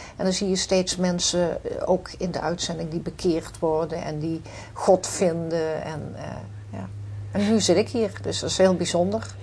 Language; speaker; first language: Dutch; native; Dutch